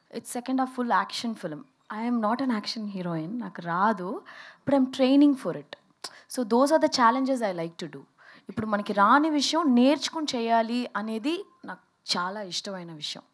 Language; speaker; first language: Telugu; early bilingual, heritage; Telugu